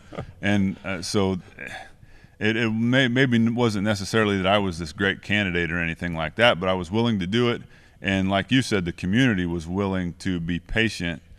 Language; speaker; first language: English; native; English